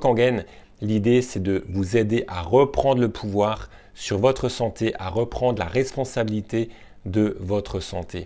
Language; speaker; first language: French; native; French